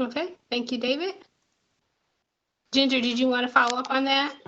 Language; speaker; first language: English; native; English